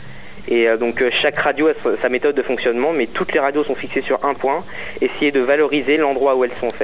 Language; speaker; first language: French; native; French